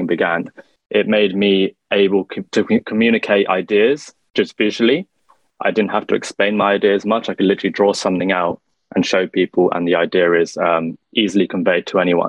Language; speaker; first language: English; native; English